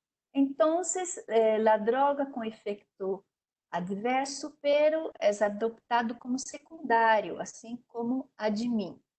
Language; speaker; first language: Spanish; non-native, learner; Portuguese